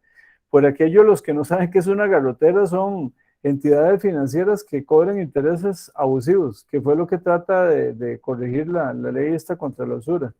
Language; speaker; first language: Spanish; native; Spanish